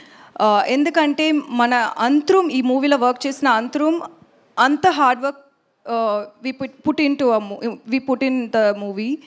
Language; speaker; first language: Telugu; non-native, learner; Tamil